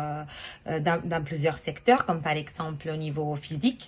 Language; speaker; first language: French; non-native, fluent; Italian